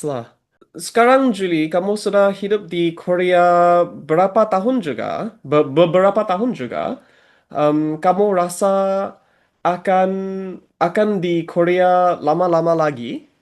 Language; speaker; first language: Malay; early bilingual, heritage; Malay